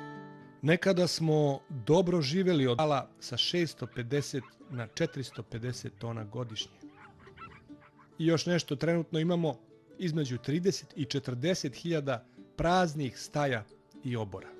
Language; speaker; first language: Bosnian; native; Bosnian